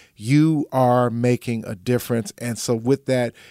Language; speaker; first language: English; native; English